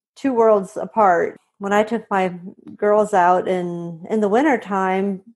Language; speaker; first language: English; non-native, fluent; Swedish